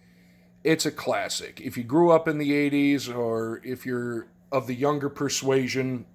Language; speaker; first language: English; native; English